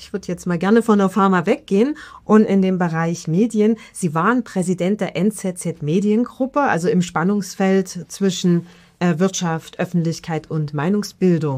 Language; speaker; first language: German; native; German